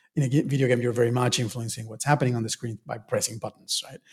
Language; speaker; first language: English; non-native, fluent; Spanish